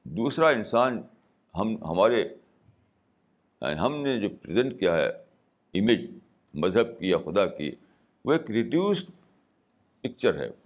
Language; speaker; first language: Urdu; native; Urdu